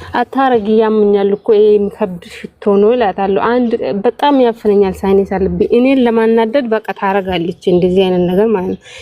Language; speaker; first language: Amharic; non-native, local second language; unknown